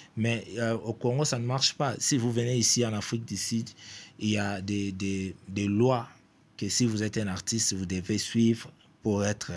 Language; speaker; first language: French; non-native, local second language; Lingala